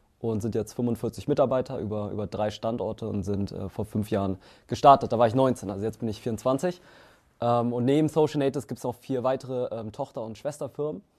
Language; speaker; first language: German; early bilingual, other home language; Vietnamese